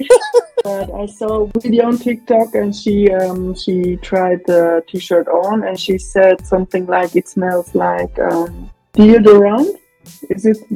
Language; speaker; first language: English; non-native, fluent; Swiss German